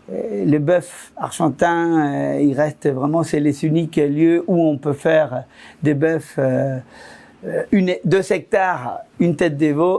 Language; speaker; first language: French; non-native, fluent; Spanish